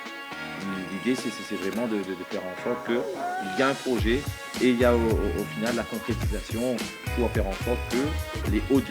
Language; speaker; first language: French; native; French